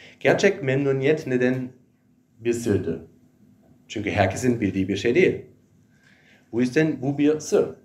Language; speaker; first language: Turkish; non-native, fluent; German